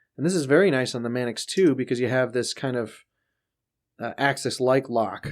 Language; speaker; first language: English; native; English